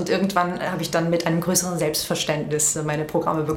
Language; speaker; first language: German; native; German